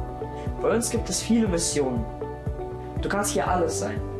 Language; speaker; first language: German; early bilingual, other home language; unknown